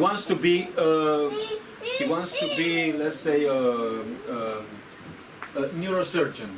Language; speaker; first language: English; non-native, fluent; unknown